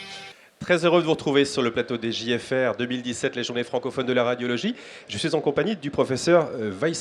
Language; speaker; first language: French; native; French